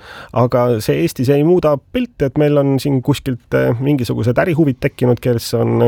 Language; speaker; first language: Estonian; native; Estonian